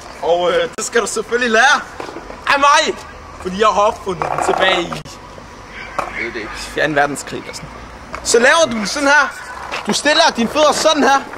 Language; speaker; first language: Danish; native; Danish